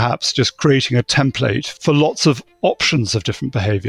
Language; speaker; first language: English; native; English